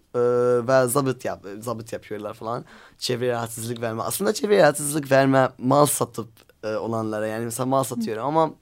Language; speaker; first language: Turkish; non-native, learner; Arabic